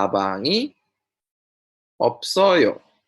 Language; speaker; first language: Korean; non-native, fluent; Indonesian